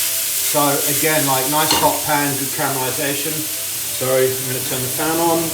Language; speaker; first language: English; native; English